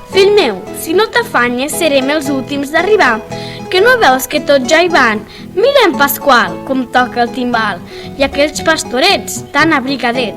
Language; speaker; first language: Catalan; native; Catalan